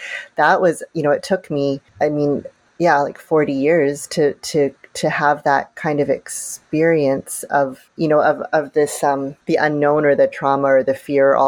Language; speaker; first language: English; native; English